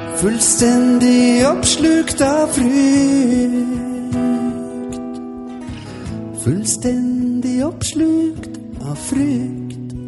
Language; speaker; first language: Norwegian; native; Norwegian